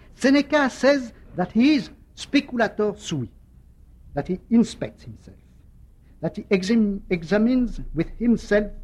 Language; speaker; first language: English; non-native, fluent; French